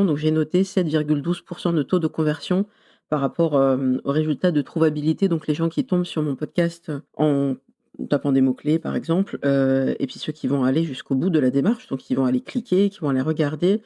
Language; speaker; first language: French; native; French